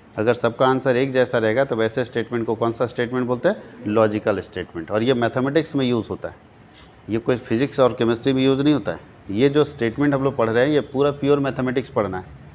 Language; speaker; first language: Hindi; native; Hindi